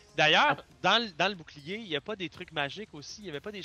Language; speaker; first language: French; native; French